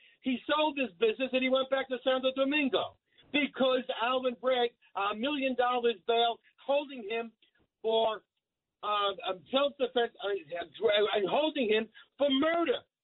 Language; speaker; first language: English; early bilingual, other home language; Italian